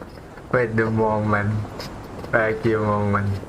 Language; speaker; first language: English; non-native, learner; Indonesian